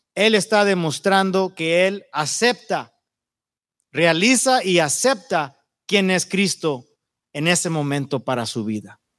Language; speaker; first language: Spanish; native; Spanish